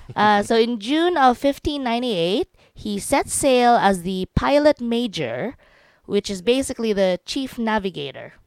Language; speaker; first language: English; non-native, local second language; Cebuano